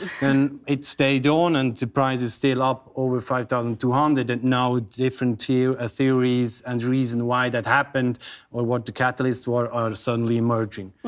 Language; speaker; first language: English; non-native, fluent; German